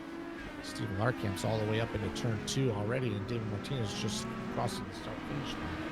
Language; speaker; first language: English; native; English